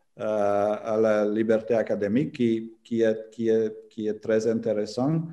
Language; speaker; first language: French; non-native, fluent; Romanian